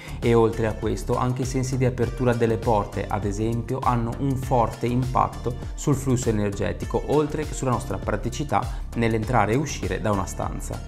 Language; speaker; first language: Italian; native; Italian